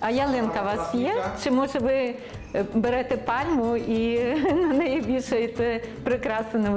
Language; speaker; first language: Russian; non-native, fluent; Spanish